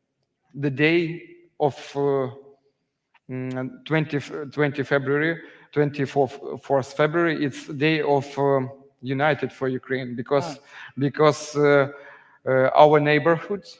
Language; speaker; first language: English; non-native, learner; Ukrainian